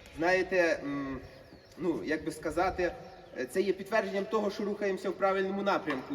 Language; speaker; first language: Ukrainian; native; Ukrainian